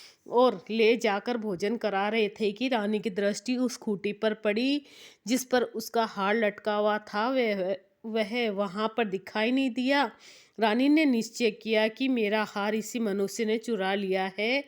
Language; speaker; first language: Hindi; native; Hindi